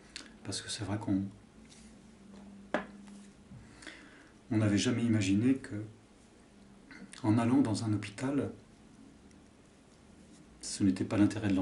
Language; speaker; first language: French; native; French